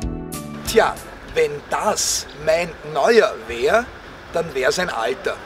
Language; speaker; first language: German; native; German